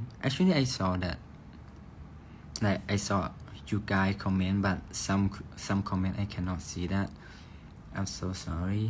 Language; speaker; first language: English; non-native, learner; Thai